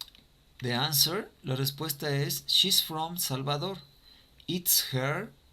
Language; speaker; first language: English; non-native, fluent; Spanish